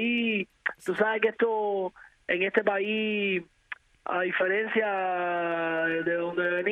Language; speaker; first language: Spanish; native; Spanish